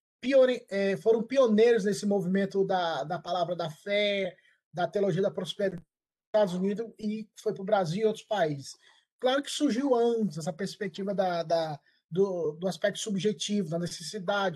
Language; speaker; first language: Portuguese; native; Portuguese